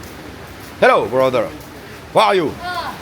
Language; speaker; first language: English; non-native, learner; French